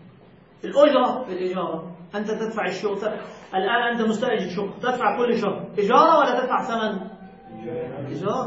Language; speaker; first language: Arabic; native; Arabic